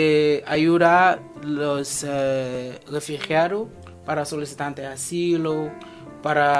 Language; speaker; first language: Spanish; non-native, fluent; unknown